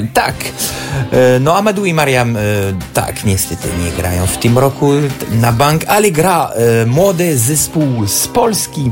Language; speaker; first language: Polish; non-native, fluent; French